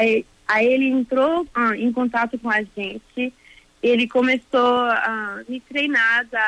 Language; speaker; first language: Portuguese; early bilingual, heritage; Portuguese